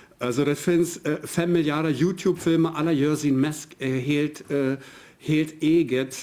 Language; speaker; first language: Swedish; non-native, fluent; German